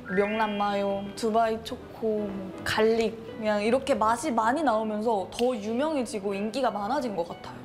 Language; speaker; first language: Korean; native; Korean